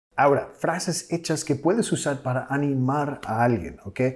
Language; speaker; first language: Spanish; non-native, fluent; English